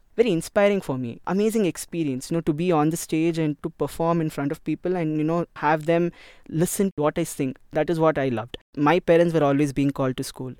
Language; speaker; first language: English; non-native, local second language; Kannada